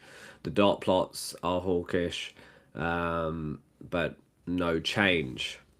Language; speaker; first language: English; native; English